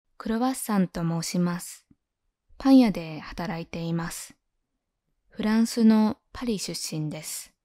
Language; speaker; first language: Japanese; native; Japanese